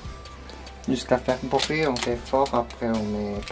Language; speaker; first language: French; non-native, learner; Korean